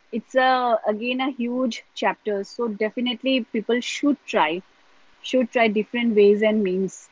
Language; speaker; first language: English; non-native, local second language; Assamese